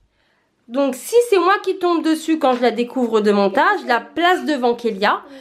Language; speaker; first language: French; native; French